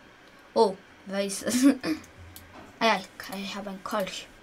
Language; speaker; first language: German; early bilingual, other home language; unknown